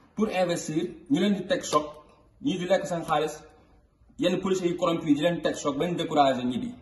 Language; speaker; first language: French; non-native, local second language; Wolof